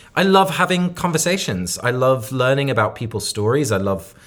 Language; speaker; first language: English; native; English